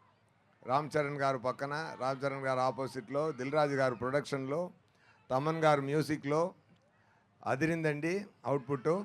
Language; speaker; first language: Telugu; non-native, fluent; Tamil